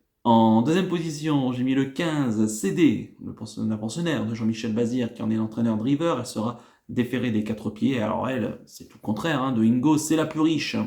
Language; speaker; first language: French; native; French